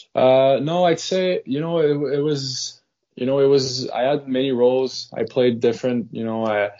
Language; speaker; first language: English; non-native, fluent; French